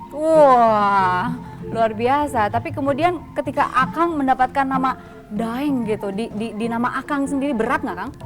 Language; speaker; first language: Indonesian; native; Indonesian